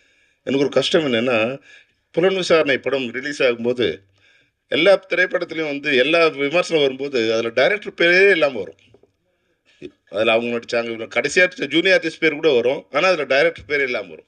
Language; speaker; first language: Tamil; native; Tamil